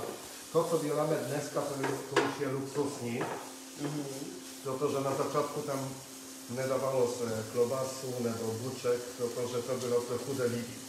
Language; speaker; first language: Czech; non-native, fluent; Polish